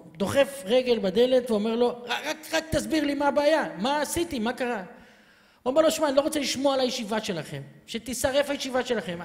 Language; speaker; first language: Hebrew; native; Hebrew